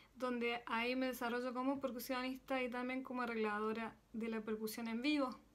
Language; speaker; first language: Spanish; native; Spanish